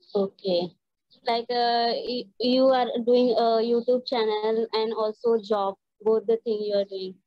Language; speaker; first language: English; non-native, learner; Hindi